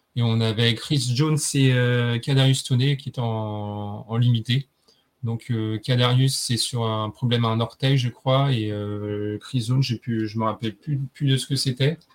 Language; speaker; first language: French; native; French